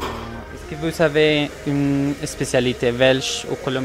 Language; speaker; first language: French; non-native, learner; Spanish